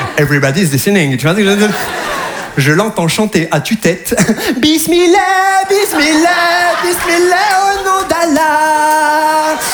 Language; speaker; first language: French; native; French